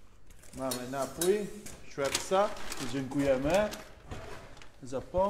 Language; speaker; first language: Polish; non-native, learner; Italian